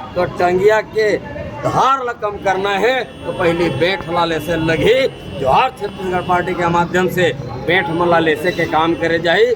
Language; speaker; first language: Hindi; native; Hindi